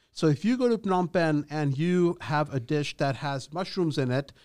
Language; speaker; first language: English; non-native, local second language; Gujarati